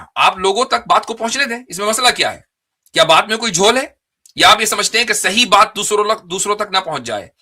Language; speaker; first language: Urdu; native; Urdu